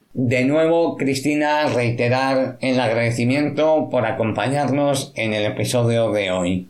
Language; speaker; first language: Spanish; native; Spanish